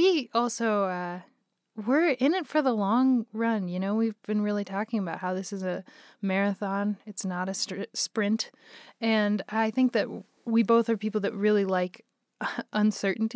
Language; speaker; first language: English; native; English